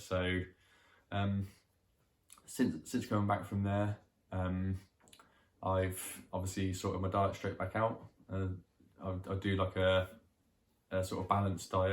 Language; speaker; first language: English; native; English